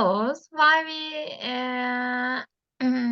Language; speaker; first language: English; non-native, learner; Turkish